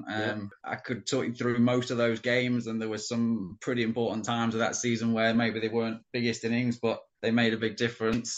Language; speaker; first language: English; native; English